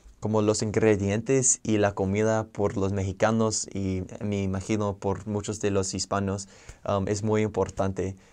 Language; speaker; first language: Spanish; non-native, fluent; English